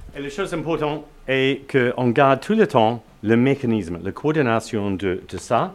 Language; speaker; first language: French; non-native, learner; English